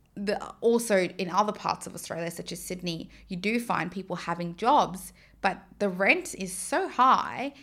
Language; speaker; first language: English; native; English